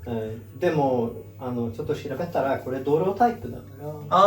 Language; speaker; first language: Japanese; non-native, fluent; Swedish